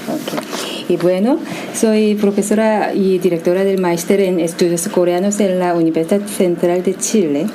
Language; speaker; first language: Spanish; non-native, fluent; Korean